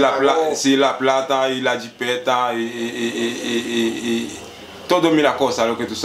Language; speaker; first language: Spanish; non-native, learner; Haitian Creole